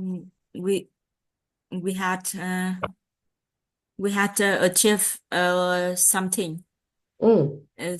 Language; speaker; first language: English; non-native, learner; Vietnamese